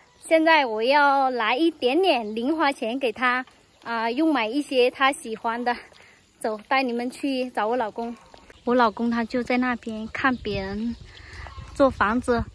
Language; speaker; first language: Chinese; non-native, fluent; Vietnamese